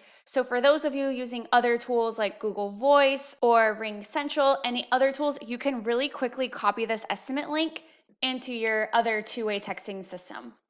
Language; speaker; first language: English; native; English